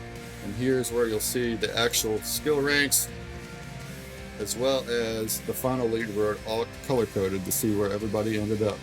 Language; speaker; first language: English; native; English